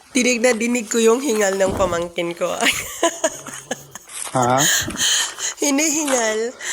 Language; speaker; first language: Filipino; non-native, local second language; Hiligaynon